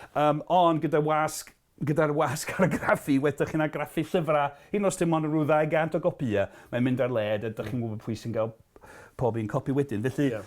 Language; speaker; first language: Welsh; non-native, fluent; English